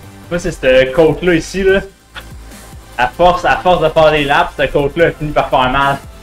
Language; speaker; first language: French; native; French